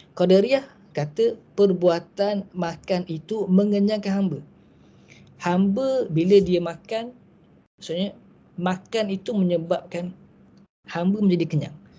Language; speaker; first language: Malay; native; Malay